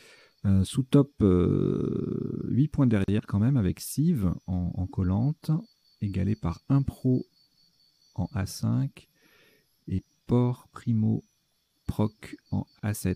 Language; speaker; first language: French; native; French